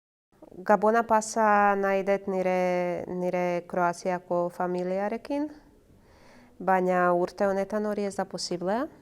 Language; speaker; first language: Basque; non-native, learner; Croatian